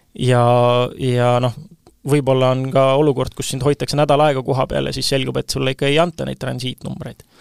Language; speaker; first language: Estonian; native; Estonian